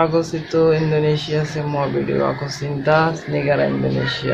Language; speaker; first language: Indonesian; non-native, learner; Bangla